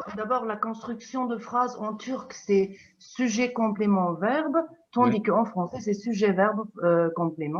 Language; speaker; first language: French; non-native, fluent; Turkish